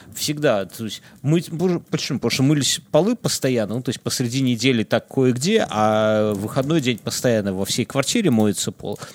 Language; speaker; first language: Russian; native; Russian